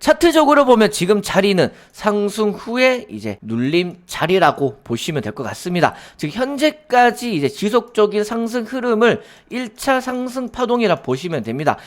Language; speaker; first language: Korean; native; Korean